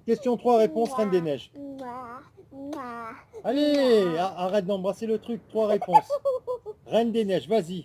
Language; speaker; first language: French; native; French